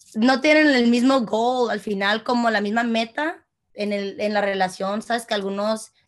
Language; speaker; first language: Spanish; early bilingual, heritage; Spanish